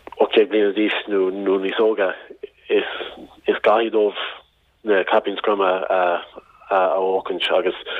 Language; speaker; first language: Irish; non-native, local second language; English